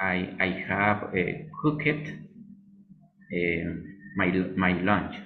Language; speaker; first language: English; non-native, learner; Spanish